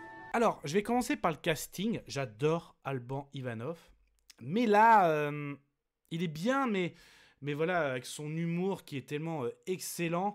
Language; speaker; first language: French; native; French